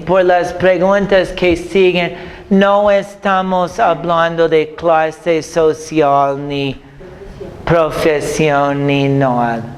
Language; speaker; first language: Spanish; non-native, fluent; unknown